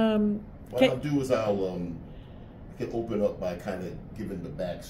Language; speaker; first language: English; native; English